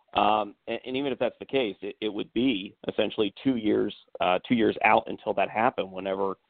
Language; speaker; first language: English; native; English